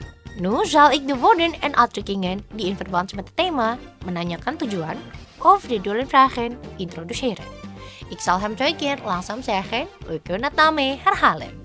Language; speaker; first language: Dutch; non-native, learner; Indonesian